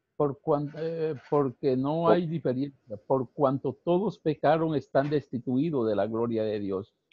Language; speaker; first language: Spanish; native; Spanish